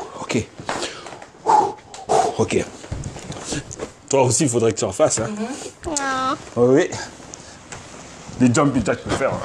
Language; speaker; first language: French; native; French